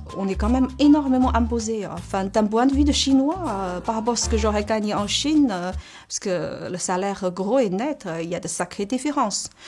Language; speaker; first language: French; non-native, fluent; Chinese